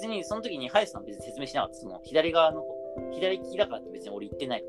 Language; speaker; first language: Japanese; native; Japanese